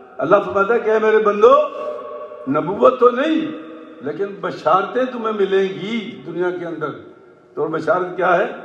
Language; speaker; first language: Urdu; non-native, local second language; Punjabi